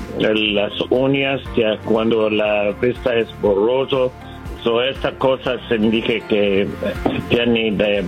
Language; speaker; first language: Spanish; non-native, learner; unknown